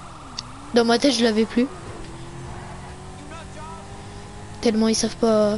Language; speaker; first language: French; native; French